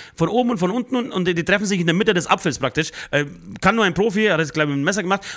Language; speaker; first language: German; native; German